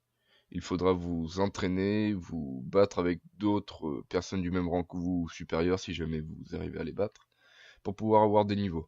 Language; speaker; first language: French; native; French